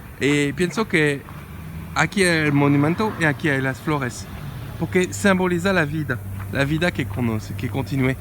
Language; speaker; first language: Spanish; non-native, learner; French